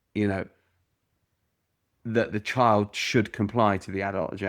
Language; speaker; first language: English; native; English